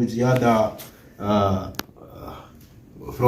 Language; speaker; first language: Arabic; non-native, learner; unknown